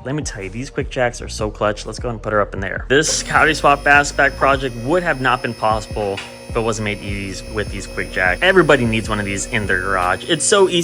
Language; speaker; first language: English; native; English